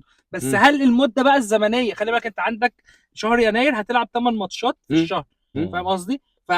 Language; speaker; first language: Arabic; native; Arabic